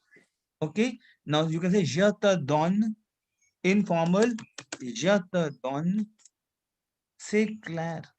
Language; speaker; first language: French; non-native, fluent; Hindi